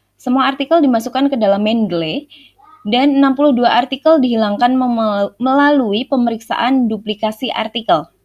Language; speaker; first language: Indonesian; native; Indonesian